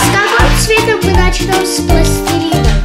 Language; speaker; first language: Russian; early bilingual, heritage; Russian